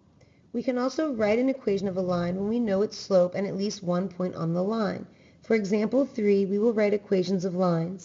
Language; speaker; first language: English; native; English